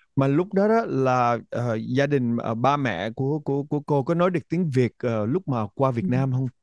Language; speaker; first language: Vietnamese; early bilingual, heritage; Vietnamese